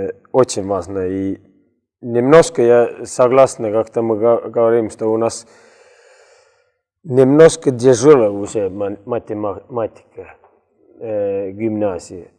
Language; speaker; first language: Russian; non-native, learner; Estonian